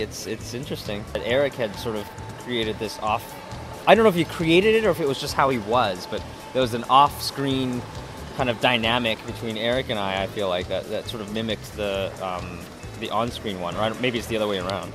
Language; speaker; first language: English; early bilingual, other home language; Cantonese